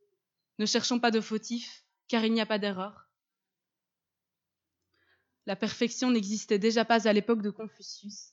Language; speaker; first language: French; native; French